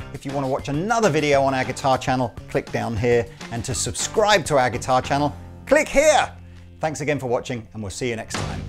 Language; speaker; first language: English; non-native, fluent; Danish